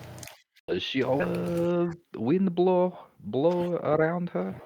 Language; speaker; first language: English; native; English